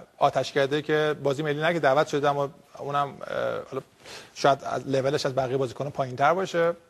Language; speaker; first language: Persian; native; Persian